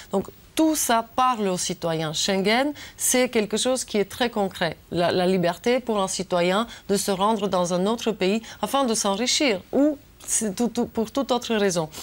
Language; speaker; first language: French; non-native, fluent; Bulgarian